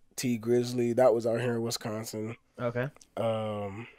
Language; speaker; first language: English; native; English